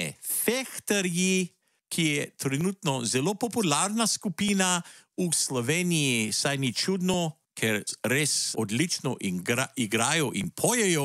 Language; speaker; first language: Slovenian; early bilingual, heritage; Slovenian